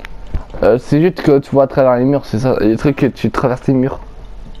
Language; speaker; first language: French; native; French